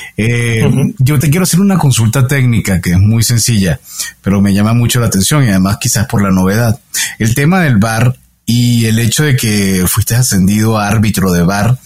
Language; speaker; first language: Spanish; native; Spanish